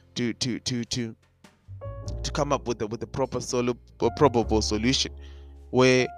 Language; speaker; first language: English; non-native, local second language; Shona